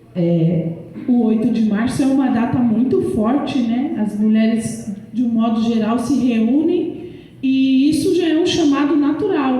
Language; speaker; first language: Portuguese; native; Portuguese